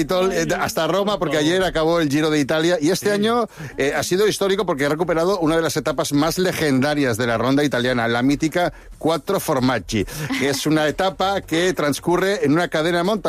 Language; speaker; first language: Spanish; native; Spanish